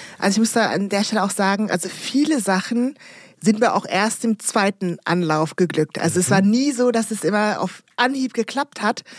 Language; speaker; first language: German; early bilingual, other home language; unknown